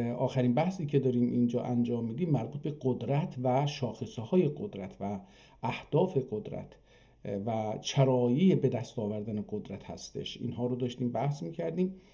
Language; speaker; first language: Persian; non-native, local second language; Azerbaijani